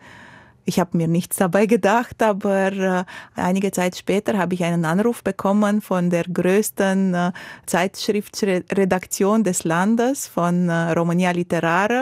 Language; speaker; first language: German; non-native, local second language; Romanian